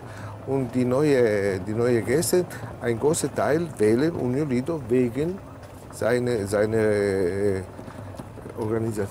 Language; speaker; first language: German; non-native, fluent; Italian